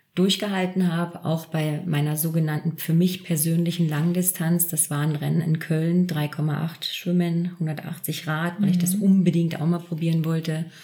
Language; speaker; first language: German; native; German